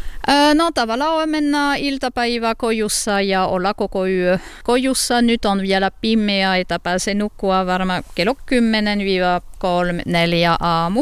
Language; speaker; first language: Finnish; non-native, learner; French